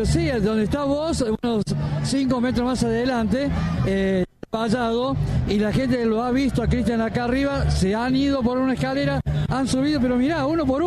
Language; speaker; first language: Spanish; native; Spanish